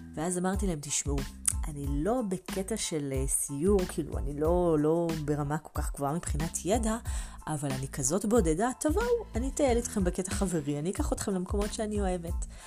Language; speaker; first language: Hebrew; native; Hebrew